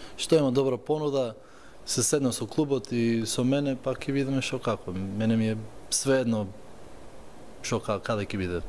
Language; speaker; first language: Macedonian; early bilingual, heritage; Macedonian